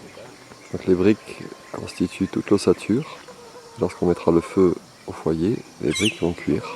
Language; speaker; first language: French; native; French